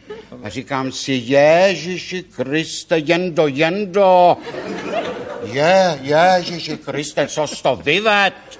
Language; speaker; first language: Czech; native; Czech